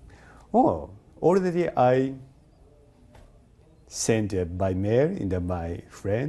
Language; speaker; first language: English; non-native, learner; Japanese